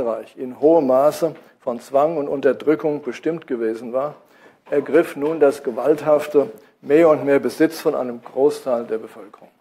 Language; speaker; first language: German; native; German